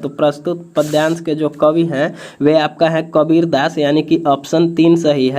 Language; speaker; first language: Hindi; native; Hindi